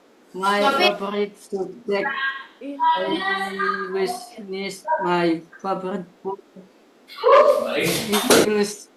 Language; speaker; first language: English; non-native, learner; Indonesian